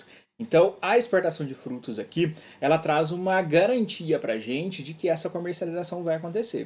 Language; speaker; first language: Portuguese; native; Portuguese